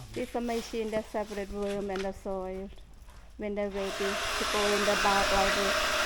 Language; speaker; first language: English; non-native, fluent; Thai